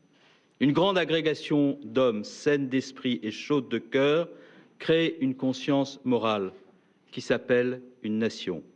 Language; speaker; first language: French; native; French